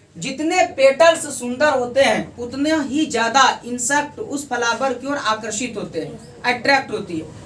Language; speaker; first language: Hindi; native; Hindi